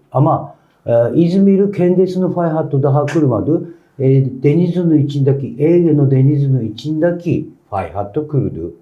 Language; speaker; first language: Turkish; non-native, learner; Japanese